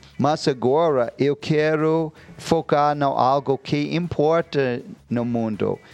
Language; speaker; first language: Portuguese; non-native, fluent; English